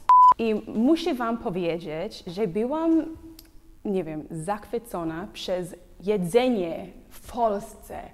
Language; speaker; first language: Polish; non-native, learner; English